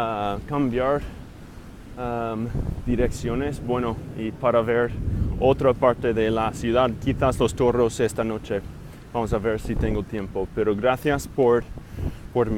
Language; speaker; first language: Spanish; non-native, fluent; English